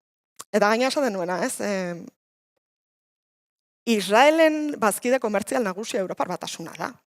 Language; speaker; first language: Basque; native; Basque